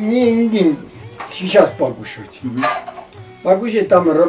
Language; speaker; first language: Russian; non-native, learner; Armenian